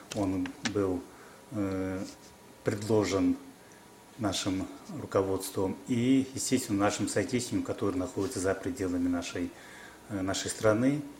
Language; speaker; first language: Russian; non-native, local second language; Kyrgyz